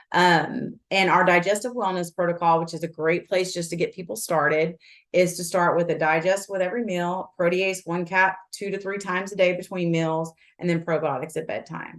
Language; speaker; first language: English; native; English